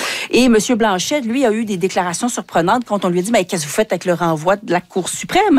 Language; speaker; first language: French; native; French